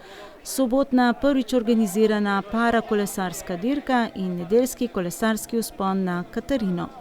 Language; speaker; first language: Slovenian; native; Slovenian